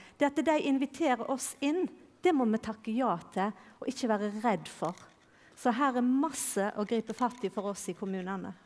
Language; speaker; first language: Norwegian; native; Norwegian